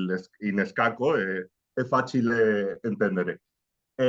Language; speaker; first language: Italian; non-native, learner; Spanish